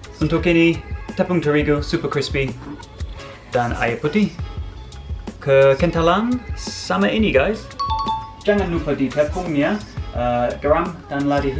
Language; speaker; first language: Indonesian; non-native, fluent; English